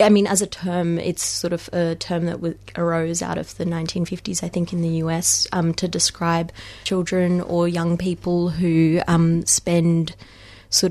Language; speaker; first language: English; native; English